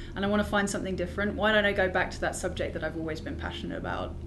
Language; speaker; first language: English; native; English